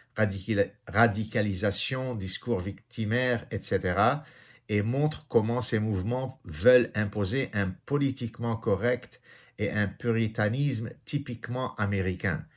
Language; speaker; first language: French; non-native, local second language; Arabic